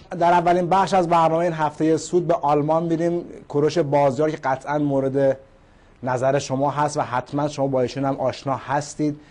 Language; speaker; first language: Persian; native; Persian